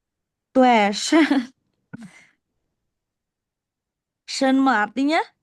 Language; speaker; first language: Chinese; non-native, fluent; Indonesian